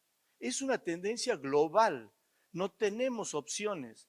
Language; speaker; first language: Spanish; native; Spanish